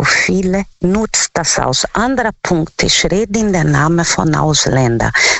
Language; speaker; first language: German; non-native, learner; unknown